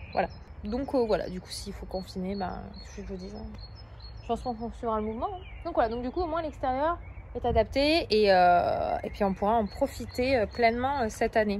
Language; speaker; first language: French; native; French